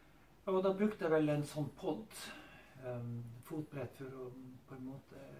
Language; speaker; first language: Norwegian; native; Norwegian